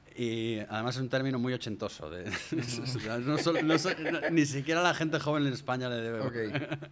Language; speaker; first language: Spanish; native; Spanish